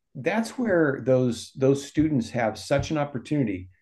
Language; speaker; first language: English; native; English